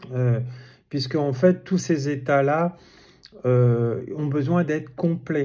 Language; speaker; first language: French; native; French